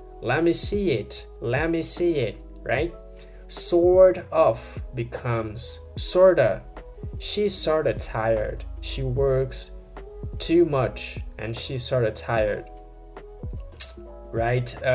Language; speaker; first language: English; non-native, fluent; Portuguese